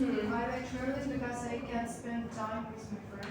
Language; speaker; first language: English; non-native, learner; Russian